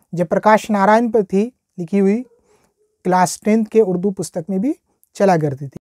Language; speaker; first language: Hindi; native; Hindi